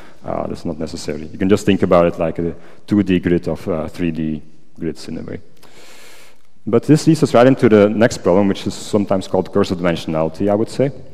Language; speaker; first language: English; non-native, fluent; Dutch